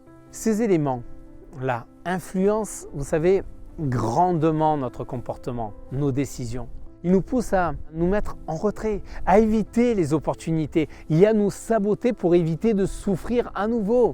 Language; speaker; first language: French; native; French